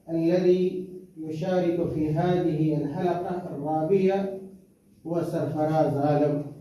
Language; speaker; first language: Arabic; non-native, fluent; Urdu